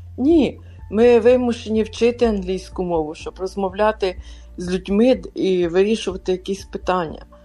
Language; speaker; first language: Ukrainian; non-native, local second language; Russian